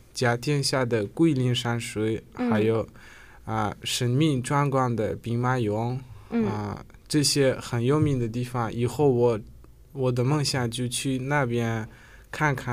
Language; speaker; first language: Chinese; non-native, learner; Uzbek